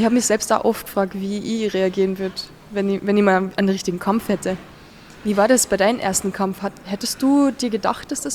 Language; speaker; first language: German; native; German